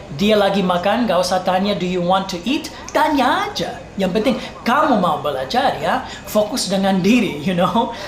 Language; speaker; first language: Indonesian; non-native, fluent; English